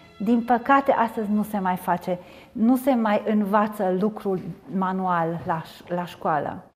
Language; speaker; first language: Romanian; non-native, local second language; Hungarian